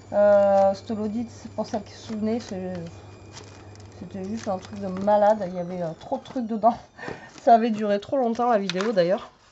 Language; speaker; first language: French; native; French